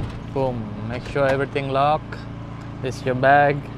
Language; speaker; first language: English; non-native, fluent; Indonesian